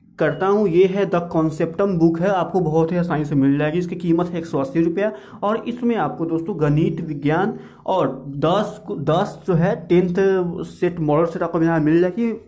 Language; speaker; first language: Hindi; native; Hindi